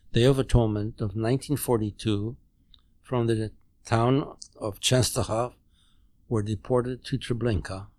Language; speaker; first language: English; non-native, fluent; German